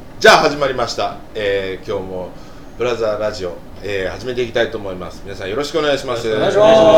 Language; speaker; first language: Japanese; native; Japanese